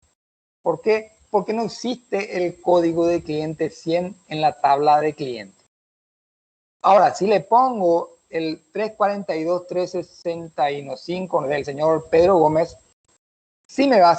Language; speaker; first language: Spanish; native; Spanish